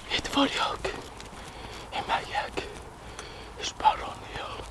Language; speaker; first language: Hungarian; non-native, learner; Welsh